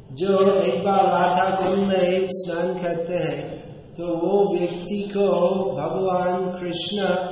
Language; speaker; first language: Hindi; non-native, fluent; English